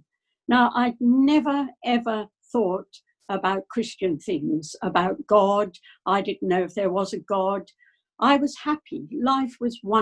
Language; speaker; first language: English; native; English